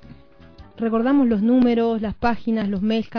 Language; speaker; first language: Spanish; native; Spanish